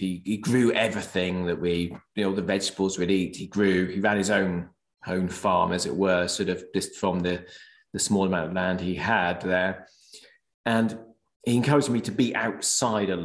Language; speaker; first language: English; native; English